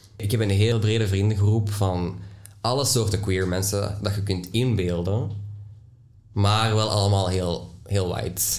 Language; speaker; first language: Dutch; native; Dutch